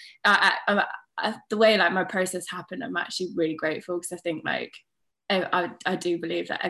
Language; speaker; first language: English; native; English